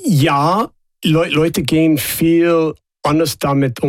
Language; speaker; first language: German; non-native, fluent; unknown